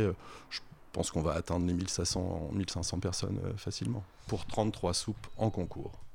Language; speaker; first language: French; native; French